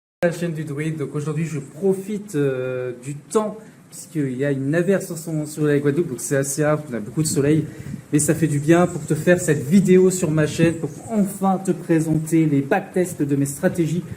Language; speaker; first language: French; native; French